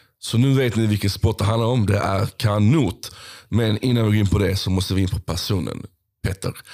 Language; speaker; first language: Swedish; early bilingual, other home language; Arabic